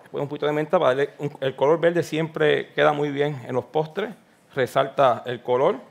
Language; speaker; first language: Spanish; native; Spanish